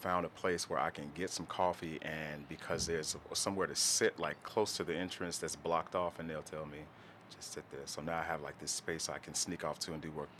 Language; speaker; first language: English; native; English